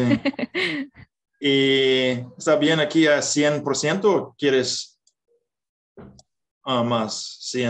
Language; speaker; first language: Spanish; non-native, fluent; English